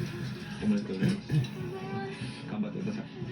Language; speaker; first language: Japanese; non-native, fluent; Korean